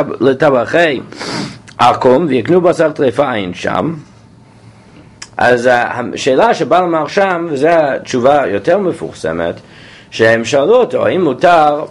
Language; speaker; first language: Hebrew; non-native, fluent; English